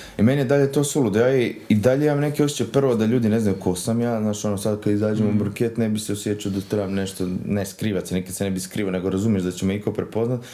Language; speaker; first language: Croatian; native; Croatian